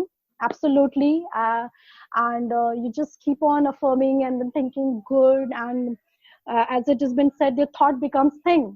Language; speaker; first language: English; non-native, local second language; Hindi